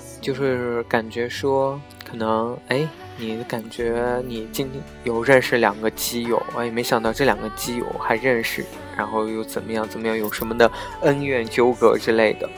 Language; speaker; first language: Chinese; native; Chinese